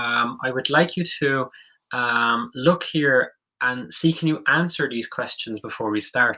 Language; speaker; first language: English; native; English